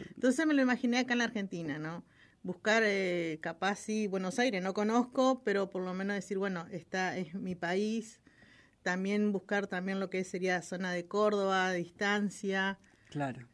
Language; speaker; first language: Spanish; native; Spanish